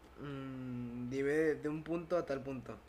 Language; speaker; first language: Spanish; native; Spanish